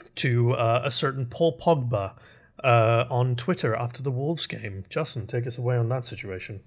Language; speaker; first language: English; early bilingual, other home language; Urdu